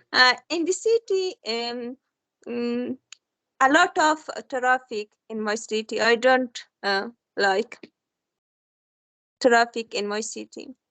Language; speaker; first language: English; non-native, learner; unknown